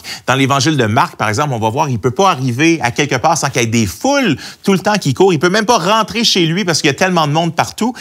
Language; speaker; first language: French; native; French